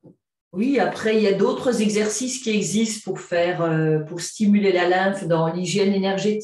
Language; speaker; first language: French; native; French